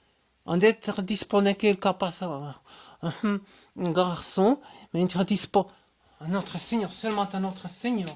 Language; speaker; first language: French; non-native, learner; German